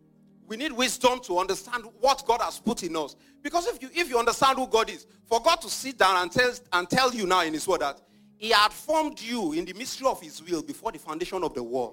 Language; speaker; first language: English; non-native, local second language; Yoruba